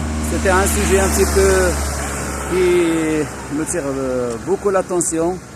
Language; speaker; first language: French; non-native, local second language; Arabic